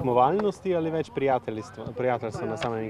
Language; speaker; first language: Slovenian; native; Slovenian